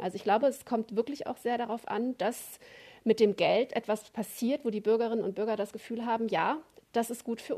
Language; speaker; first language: German; native; German